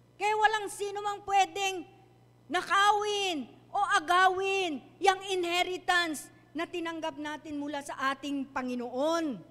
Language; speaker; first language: Filipino; non-native, local second language; Chavacano